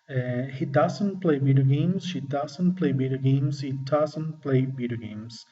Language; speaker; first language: English; non-native, fluent; Spanish